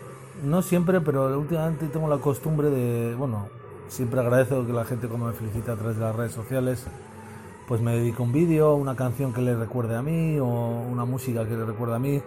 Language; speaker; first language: Spanish; native; Spanish